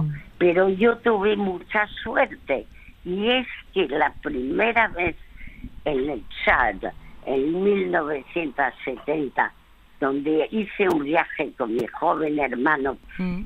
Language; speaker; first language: Spanish; non-native, fluent; French